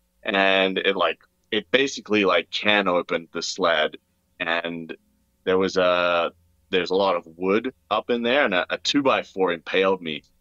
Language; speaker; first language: English; native; English